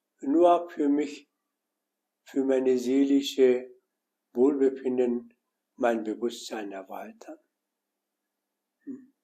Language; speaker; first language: German; non-native, learner; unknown